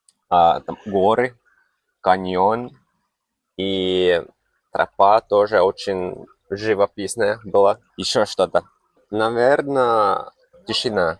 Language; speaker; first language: Russian; non-native, fluent; Finnish